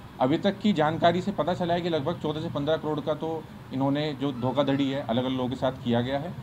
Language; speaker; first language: Hindi; native; Hindi